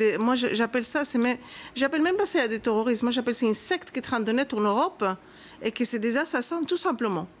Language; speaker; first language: French; non-native, local second language; Arabic